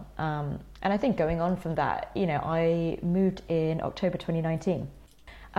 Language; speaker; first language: English; native; English